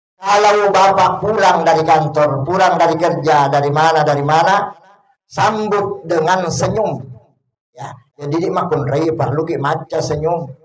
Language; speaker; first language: Indonesian; non-native, local second language; Buginese